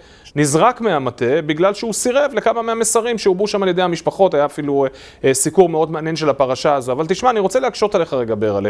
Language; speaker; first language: Hebrew; native; Hebrew